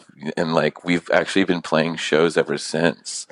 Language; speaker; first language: English; native; English